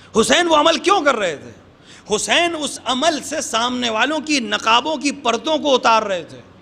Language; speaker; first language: Urdu; native; Urdu